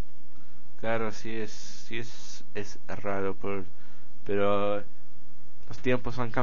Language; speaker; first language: Spanish; non-native, fluent; English